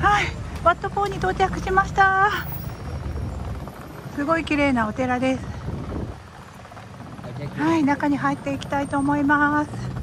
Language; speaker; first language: Japanese; native; Japanese